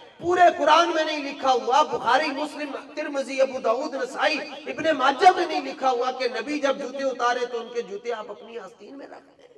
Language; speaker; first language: Urdu; non-native, local second language; Punjabi